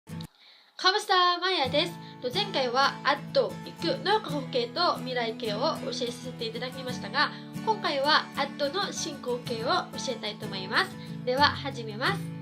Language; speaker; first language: Japanese; non-native, fluent; Cebuano